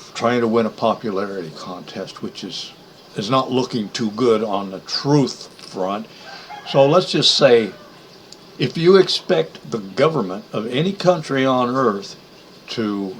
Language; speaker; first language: English; native; English